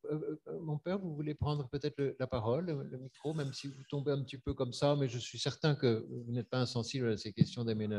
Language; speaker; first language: French; native; French